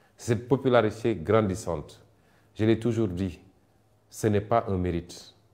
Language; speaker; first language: French; non-native, local second language; Wolof